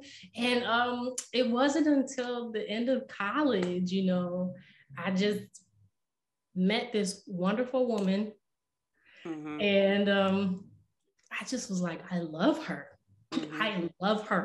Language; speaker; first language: English; native; English